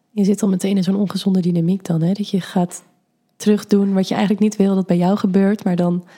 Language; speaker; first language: Dutch; native; Dutch